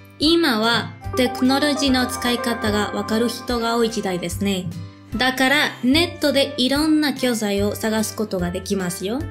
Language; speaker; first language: Japanese; non-native, fluent; Spanish